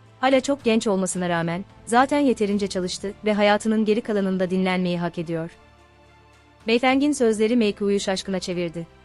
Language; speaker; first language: Turkish; native; Turkish